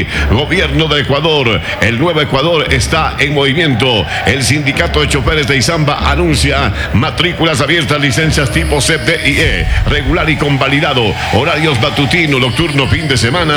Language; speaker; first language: Spanish; native; Spanish